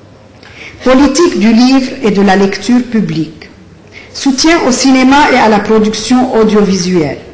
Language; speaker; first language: French; non-native, local second language; Arabic